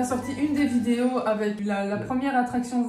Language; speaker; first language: French; native; French